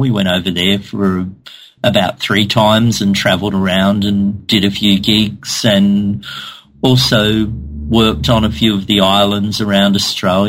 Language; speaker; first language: English; native; English